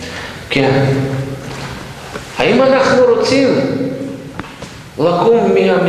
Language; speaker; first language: Hebrew; non-native, fluent; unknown